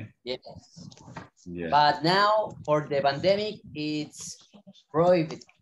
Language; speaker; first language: English; non-native, learner; Spanish